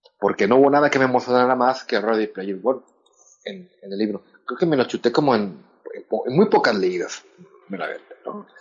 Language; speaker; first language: Spanish; native; Spanish